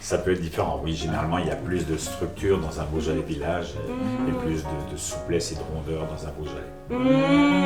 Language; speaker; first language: French; native; French